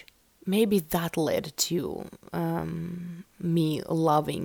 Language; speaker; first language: English; non-native, fluent; Russian